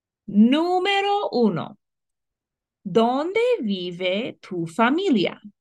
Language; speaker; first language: Spanish; non-native, fluent; English